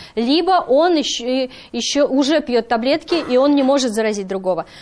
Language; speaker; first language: Russian; native; Russian